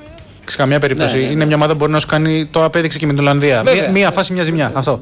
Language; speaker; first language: Greek; native; Greek